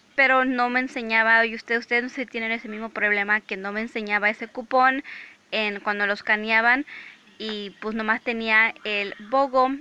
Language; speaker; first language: Spanish; early bilingual, other home language; English